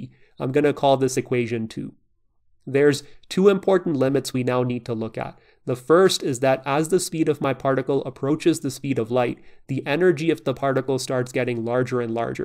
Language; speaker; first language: English; native; English